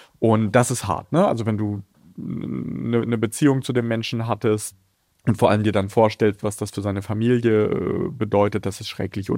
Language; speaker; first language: German; early bilingual, other home language; Russian